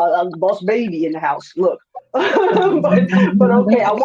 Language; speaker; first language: English; native; English